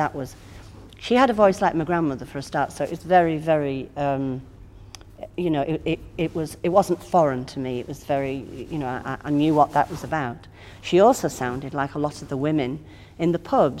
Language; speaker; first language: English; native; English